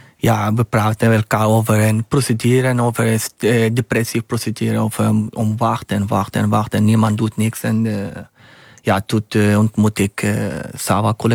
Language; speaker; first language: Dutch; non-native, learner; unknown